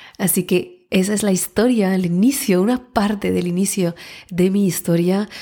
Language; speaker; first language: Spanish; non-native, fluent; French